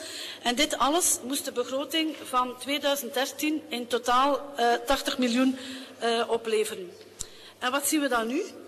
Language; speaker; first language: Dutch; native; Dutch